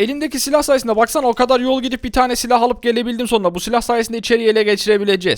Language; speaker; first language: Turkish; native; Turkish